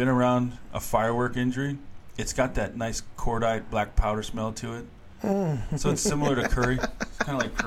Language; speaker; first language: English; native; English